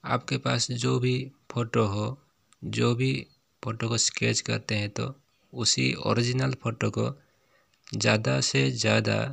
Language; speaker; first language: Hindi; non-native, local second language; Odia